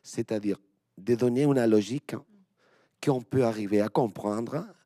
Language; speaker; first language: French; non-native, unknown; Spanish